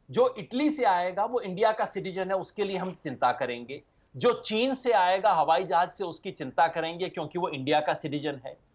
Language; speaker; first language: Hindi; native; Hindi